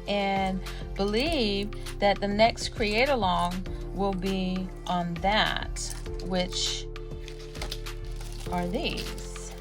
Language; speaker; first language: English; native; English